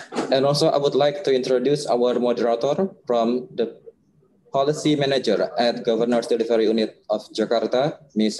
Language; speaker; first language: English; non-native, fluent; Indonesian